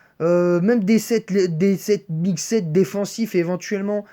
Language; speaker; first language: French; native; French